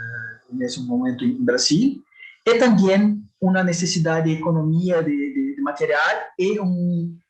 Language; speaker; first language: Spanish; non-native, fluent; Portuguese